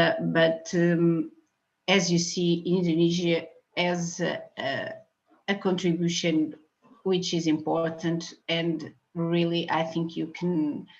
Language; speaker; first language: English; non-native, fluent; Portuguese